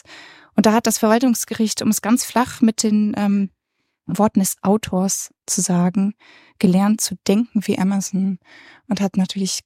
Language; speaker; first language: German; native; German